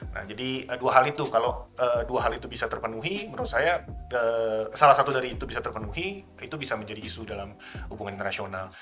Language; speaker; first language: Indonesian; native; Indonesian